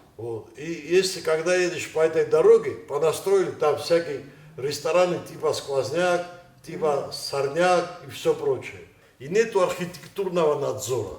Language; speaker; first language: Russian; non-native, local second language; Ossetic